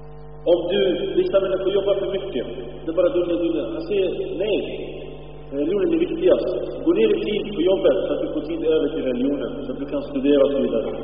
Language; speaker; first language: Swedish; early bilingual, other home language; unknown